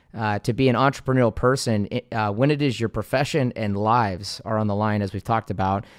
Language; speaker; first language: English; native; English